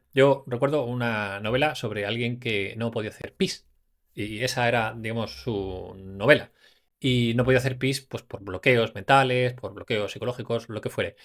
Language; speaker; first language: Spanish; native; Spanish